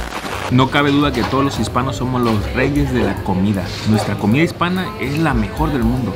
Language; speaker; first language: Spanish; native; Spanish